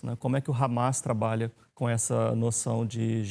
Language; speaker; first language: Portuguese; native; Portuguese